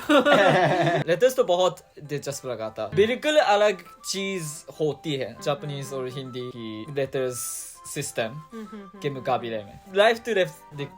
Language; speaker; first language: Hindi; non-native, fluent; Japanese